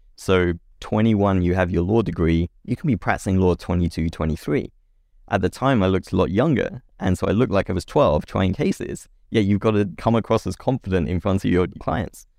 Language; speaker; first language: English; native; English